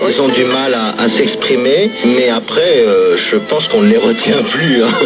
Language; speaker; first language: French; native; French